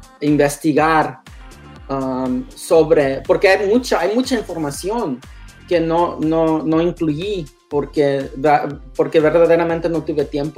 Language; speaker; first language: Spanish; non-native, learner; English